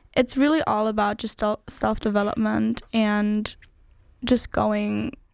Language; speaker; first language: English; non-native, fluent; German